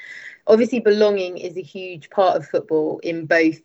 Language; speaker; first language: English; native; English